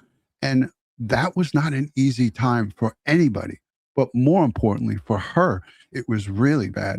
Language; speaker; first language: English; native; English